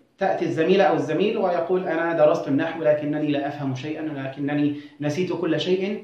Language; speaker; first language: Arabic; native; Arabic